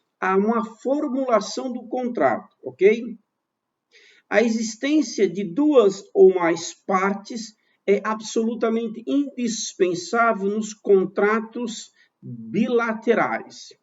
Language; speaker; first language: Portuguese; native; Portuguese